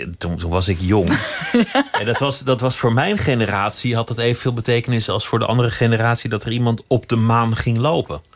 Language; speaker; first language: Dutch; native; Dutch